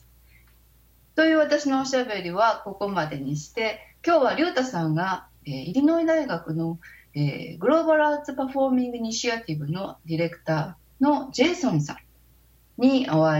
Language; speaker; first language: Japanese; native; Japanese